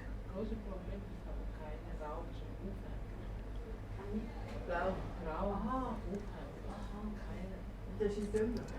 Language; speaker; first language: German; non-native, learner; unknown